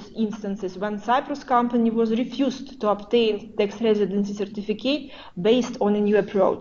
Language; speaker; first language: English; non-native, fluent; Russian